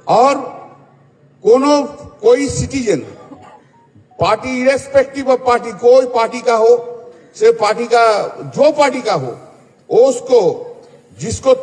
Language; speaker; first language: Hindi; non-native, local second language; Bangla